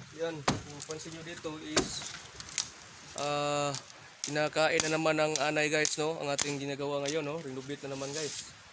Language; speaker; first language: Filipino; native; Filipino